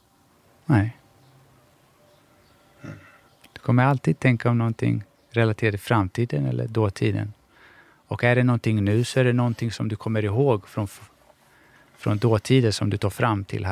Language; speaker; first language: Swedish; early bilingual, other home language; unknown